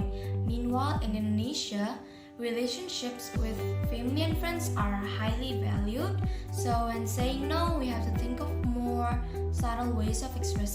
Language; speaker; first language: English; non-native, learner; Indonesian